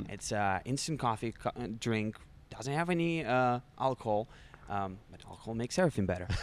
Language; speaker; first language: English; non-native, fluent; Russian